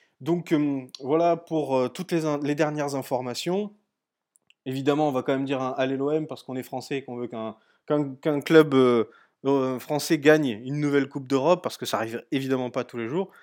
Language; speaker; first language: French; native; French